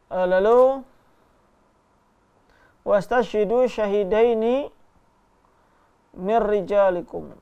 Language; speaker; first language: Arabic; non-native, fluent; Indonesian